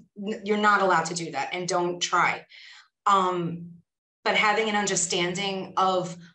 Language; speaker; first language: English; native; English